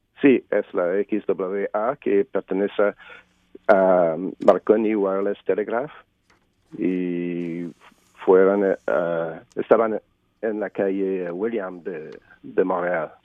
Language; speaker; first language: Spanish; non-native, learner; French